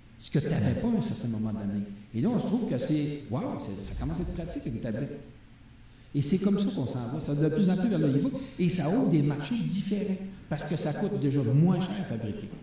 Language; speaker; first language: French; native; French